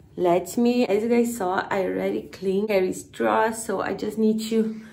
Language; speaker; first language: English; non-native, fluent; Portuguese